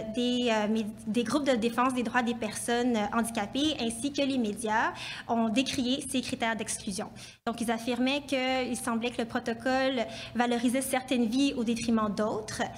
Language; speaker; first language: French; native; French